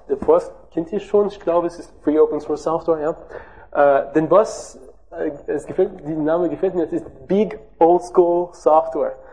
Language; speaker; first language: German; non-native, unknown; French